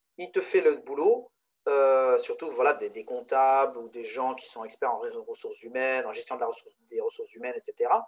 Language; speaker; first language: French; non-native, local second language; Arabic